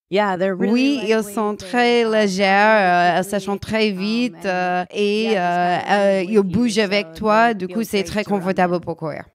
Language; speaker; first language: French; non-native, learner; English